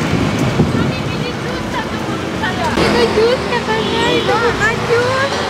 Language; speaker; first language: Indonesian; non-native, learner; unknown